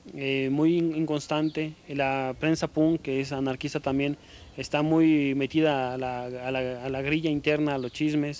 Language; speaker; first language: Spanish; native; Spanish